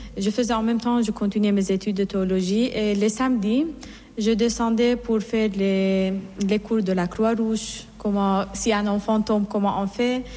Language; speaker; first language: French; non-native, fluent; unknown